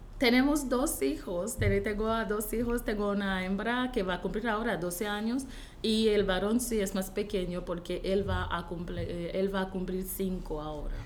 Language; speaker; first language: Spanish; non-native, fluent; Haitian Creole